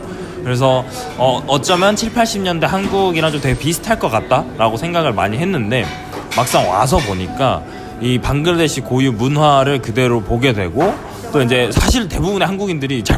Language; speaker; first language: Korean; native; Korean